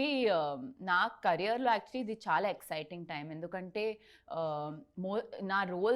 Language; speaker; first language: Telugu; non-native, learner; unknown